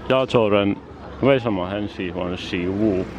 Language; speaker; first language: Chinese; non-native, learner; Finnish